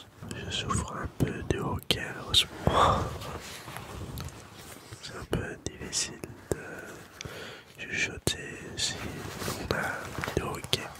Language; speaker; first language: French; non-native, learner; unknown